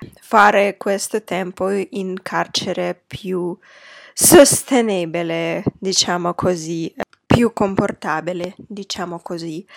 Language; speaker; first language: Italian; non-native, fluent; Russian